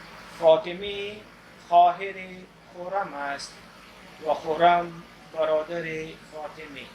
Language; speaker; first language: Persian; non-native, fluent; Urdu